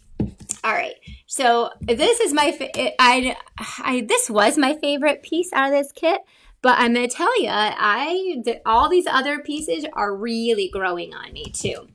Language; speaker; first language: English; native; English